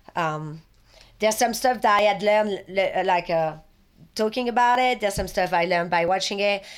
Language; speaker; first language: English; non-native, fluent; French